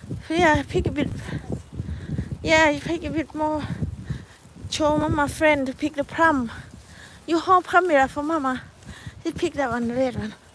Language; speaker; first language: English; non-native, learner; Northeastern Thai